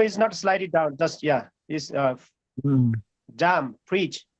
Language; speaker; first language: English; non-native, learner; Nepali